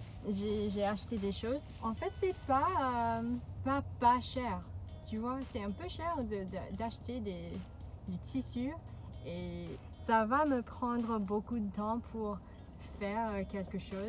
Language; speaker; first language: French; non-native, fluent; English